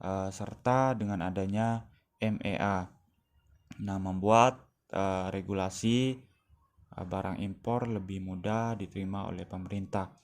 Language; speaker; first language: Indonesian; native; Indonesian